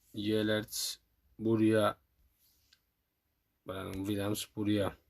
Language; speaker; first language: Turkish; native; Turkish